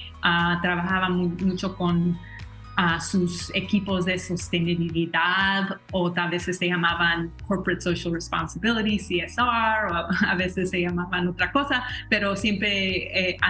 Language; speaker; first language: Spanish; early bilingual, heritage; Spanish